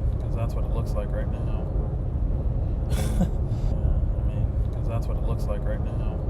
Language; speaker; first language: English; native; English